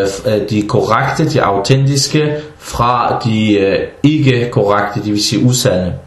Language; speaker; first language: Danish; non-native, fluent; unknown